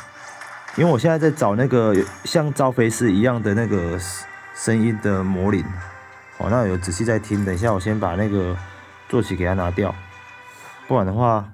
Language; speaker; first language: Chinese; native; Chinese